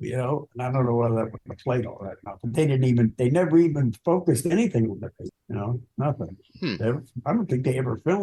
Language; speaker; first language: English; native; English